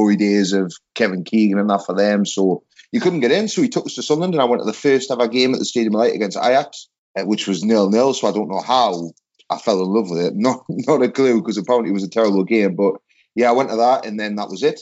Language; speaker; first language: English; native; English